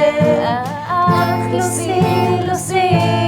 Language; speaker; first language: Armenian; non-native, learner; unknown